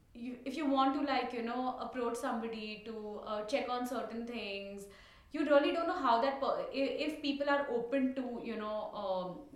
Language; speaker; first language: English; non-native, local second language; Tulu